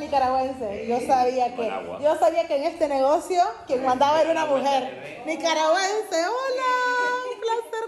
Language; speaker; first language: Spanish; native; Spanish